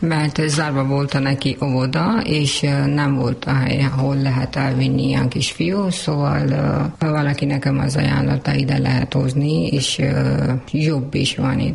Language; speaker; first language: Hungarian; non-native, learner; Urdu